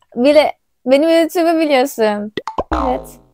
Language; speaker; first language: Turkish; non-native, learner; Indonesian